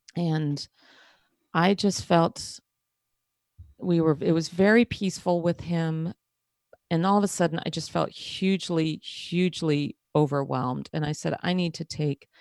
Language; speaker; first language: English; native; English